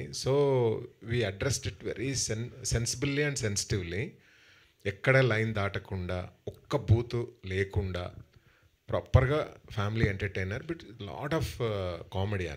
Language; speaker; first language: Telugu; native; Telugu